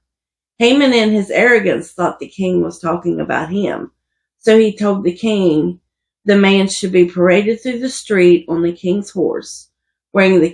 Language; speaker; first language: English; native; English